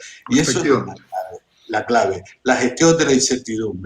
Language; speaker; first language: Spanish; native; Spanish